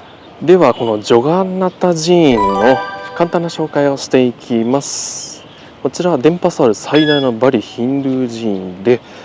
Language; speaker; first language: Japanese; native; Japanese